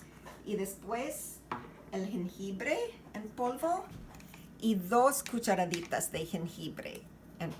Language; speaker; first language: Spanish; non-native, learner; English